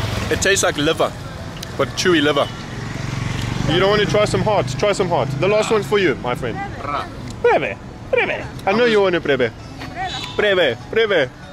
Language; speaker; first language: English; native; English